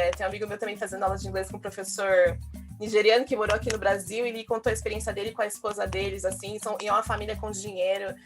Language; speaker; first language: Portuguese; native; Portuguese